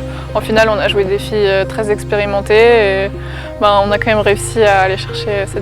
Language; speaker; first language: French; native; French